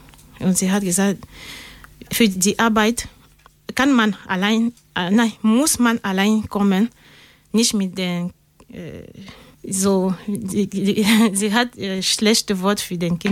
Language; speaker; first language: German; non-native, learner; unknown